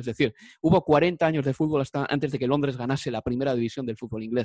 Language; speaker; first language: Spanish; native; Spanish